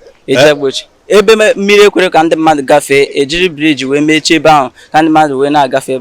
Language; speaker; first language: Igbo; native; Igbo